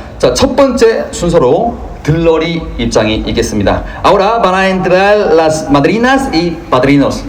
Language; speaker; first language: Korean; native; Korean